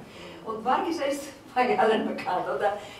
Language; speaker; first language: German; non-native, fluent; Greek